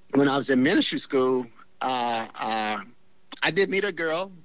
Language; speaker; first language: English; native; English